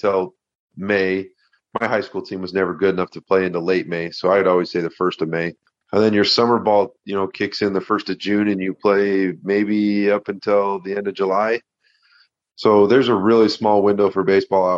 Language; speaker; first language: English; native; English